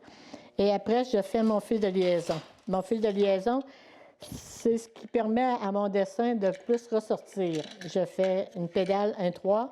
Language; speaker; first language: French; native; French